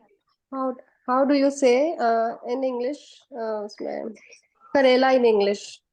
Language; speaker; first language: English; non-native, learner; Hindi